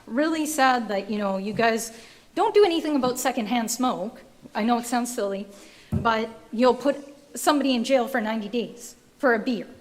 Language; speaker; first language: English; native; English